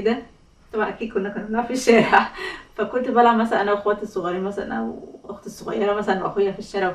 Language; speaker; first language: Arabic; native; Arabic